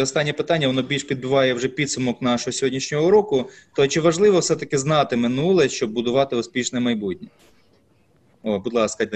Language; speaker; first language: Ukrainian; native; Ukrainian